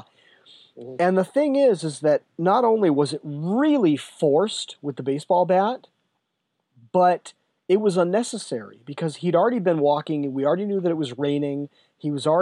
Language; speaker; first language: English; native; English